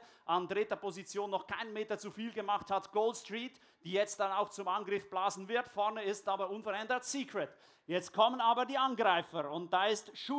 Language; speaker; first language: German; native; German